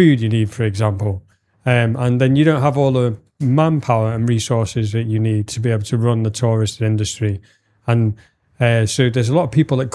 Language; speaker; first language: English; native; English